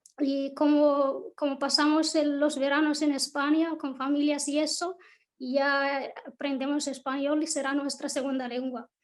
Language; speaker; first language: Spanish; non-native, local second language; Arabic